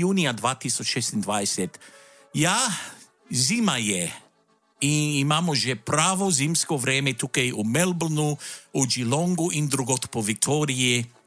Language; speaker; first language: Slovenian; early bilingual, heritage; Slovenian